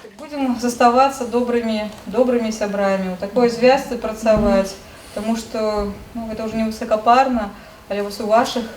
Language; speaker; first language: Belarusian; native; Belarusian